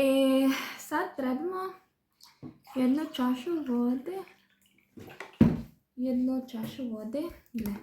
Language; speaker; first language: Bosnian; non-native, learner; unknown